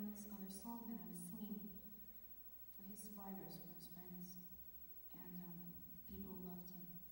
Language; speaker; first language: English; native; English